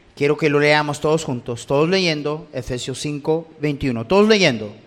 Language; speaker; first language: Spanish; early bilingual, heritage; Spanish